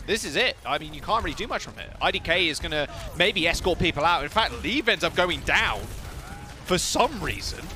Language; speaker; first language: English; native; English